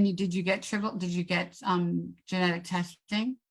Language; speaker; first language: English; native; English